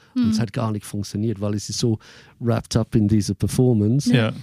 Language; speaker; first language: German; non-native, fluent; English